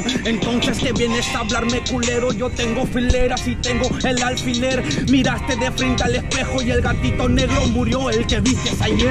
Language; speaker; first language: Spanish; native; Spanish